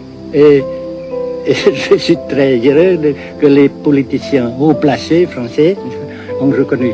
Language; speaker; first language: French; non-native, local second language; Vietnamese